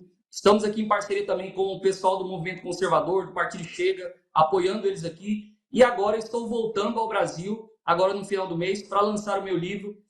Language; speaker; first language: Portuguese; native; Portuguese